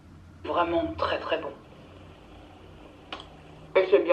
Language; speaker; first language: French; native; French